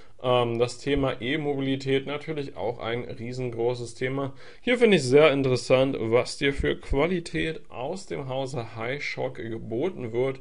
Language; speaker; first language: German; native; German